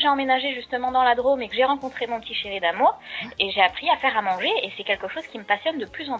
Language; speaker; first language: French; native; French